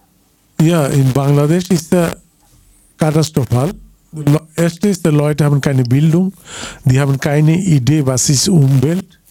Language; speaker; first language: German; non-native, learner; Bangla